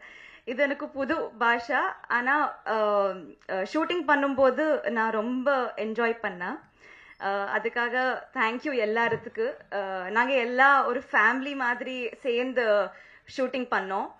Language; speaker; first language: Tamil; non-native, learner; Telugu